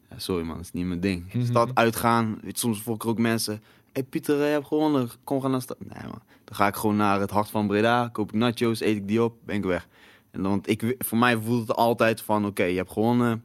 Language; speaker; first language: Dutch; native; Dutch